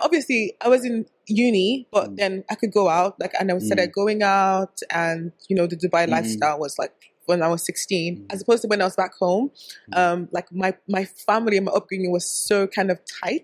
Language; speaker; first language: English; non-native, local second language; Yoruba